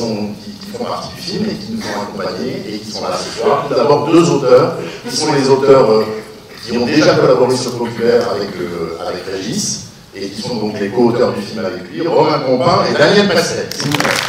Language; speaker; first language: French; native; French